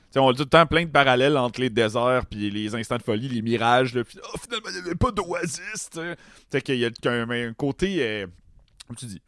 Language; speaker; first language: French; native; French